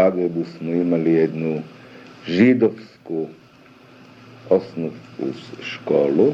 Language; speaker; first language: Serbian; early bilingual, other home language; German